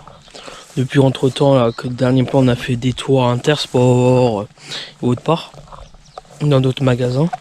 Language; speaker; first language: French; native; French